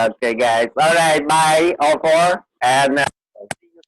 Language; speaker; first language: English; non-native, fluent; Vietnamese